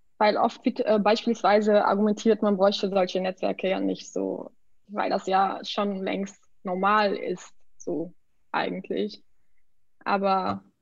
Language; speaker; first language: German; non-native, fluent; Portuguese